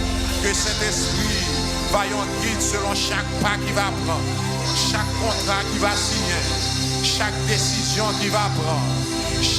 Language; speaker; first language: French; non-native, local second language; Haitian Creole